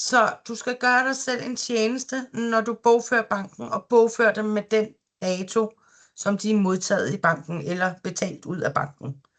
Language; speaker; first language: Danish; native; Danish